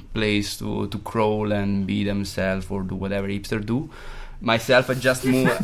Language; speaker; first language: English; non-native, fluent; Italian